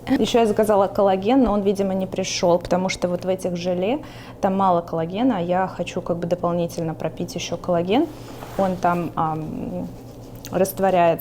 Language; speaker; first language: Russian; native; Russian